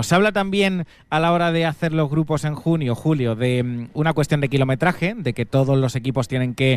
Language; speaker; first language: Spanish; native; Spanish